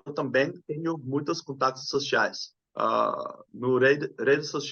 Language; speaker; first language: Portuguese; non-native, learner; Dutch